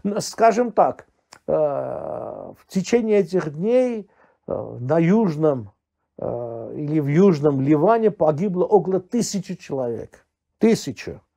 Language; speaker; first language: Russian; non-native, local second language; Armenian